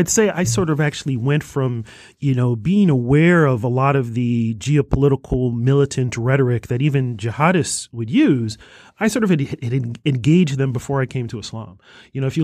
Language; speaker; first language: English; native; English